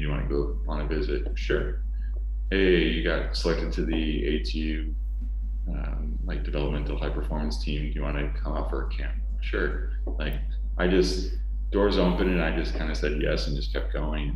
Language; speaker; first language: English; native; English